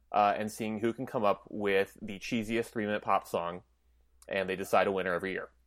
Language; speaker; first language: English; native; English